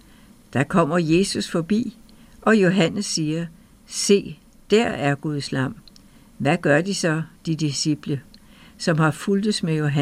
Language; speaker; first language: Danish; native; Danish